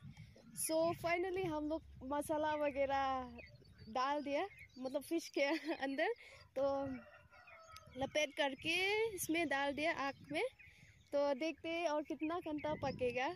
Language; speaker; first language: Hindi; non-native, local second language; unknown